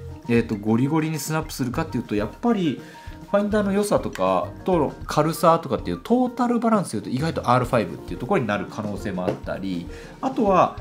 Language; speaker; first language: Japanese; native; Japanese